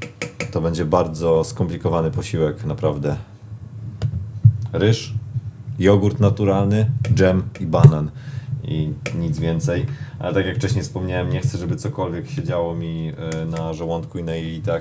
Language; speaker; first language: Polish; native; Polish